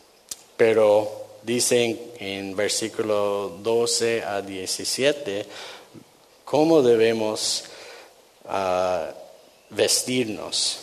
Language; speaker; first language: Spanish; non-native, fluent; English